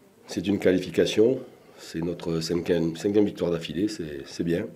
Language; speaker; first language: French; native; French